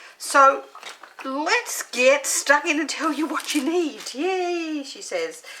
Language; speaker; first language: English; native; English